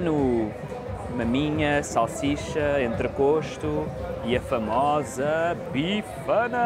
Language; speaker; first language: Portuguese; native; Portuguese